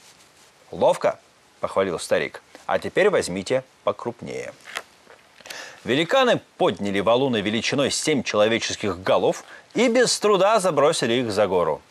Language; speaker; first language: Russian; native; Russian